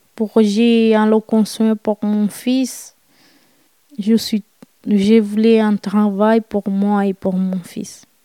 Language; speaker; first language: French; non-native, fluent; Romanian